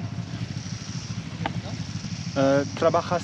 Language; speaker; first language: Spanish; non-native, learner; French